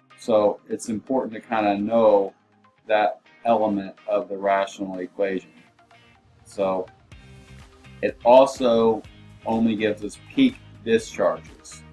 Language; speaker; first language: English; native; English